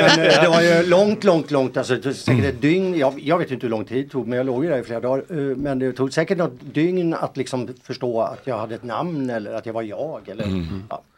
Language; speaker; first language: Swedish; native; Swedish